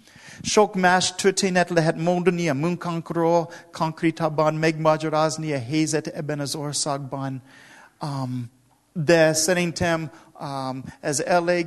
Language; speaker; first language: Hungarian; non-native, learner; English